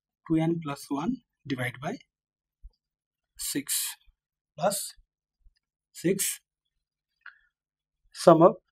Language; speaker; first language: English; non-native, local second language; Nepali